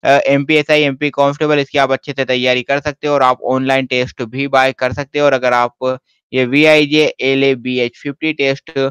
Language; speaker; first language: Hindi; native; Hindi